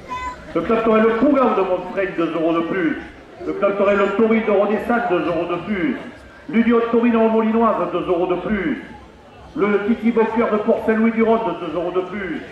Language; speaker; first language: French; native; French